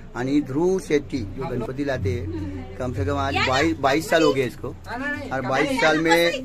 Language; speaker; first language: Hindi; non-native, local second language; Marathi